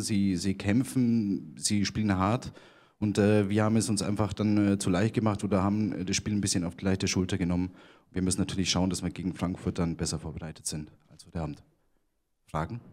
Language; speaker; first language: German; native; German